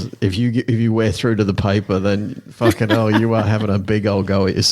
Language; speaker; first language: English; native; English